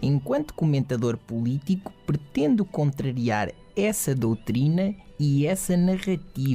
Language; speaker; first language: Portuguese; native; Portuguese